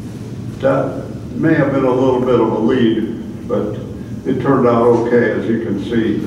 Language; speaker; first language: English; native; English